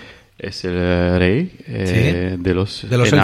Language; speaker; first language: Spanish; non-native, learner; Hungarian